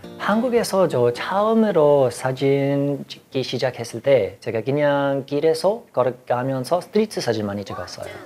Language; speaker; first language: Korean; non-native, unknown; English